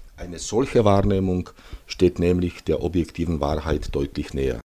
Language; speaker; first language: German; non-native, fluent; Czech